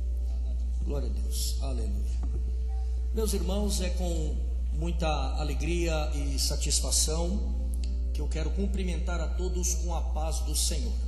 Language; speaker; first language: Portuguese; native; Portuguese